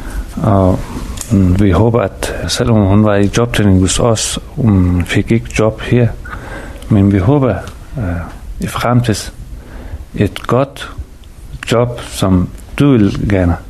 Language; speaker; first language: Danish; non-native, learner; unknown